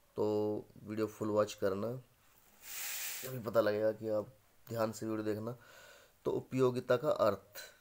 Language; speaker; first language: Hindi; native; Hindi